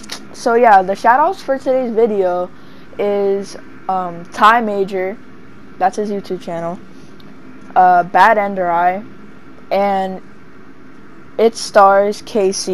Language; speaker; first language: English; native; English